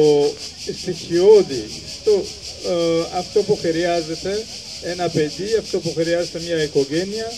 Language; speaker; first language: Greek; non-native, fluent; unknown